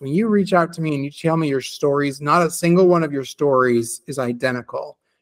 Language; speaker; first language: English; native; English